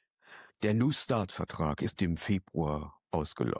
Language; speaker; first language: German; native; German